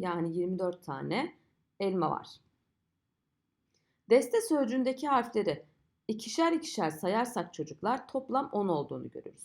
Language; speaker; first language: Turkish; native; Turkish